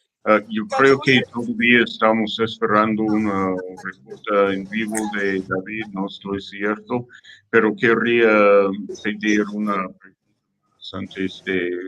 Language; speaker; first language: Spanish; non-native, learner; English